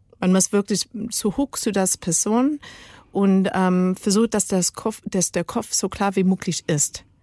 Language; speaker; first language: German; non-native, learner; Spanish